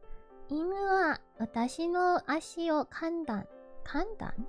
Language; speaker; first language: Japanese; non-native, learner; English